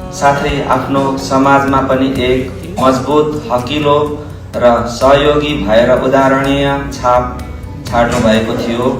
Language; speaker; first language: Nepali; native; Nepali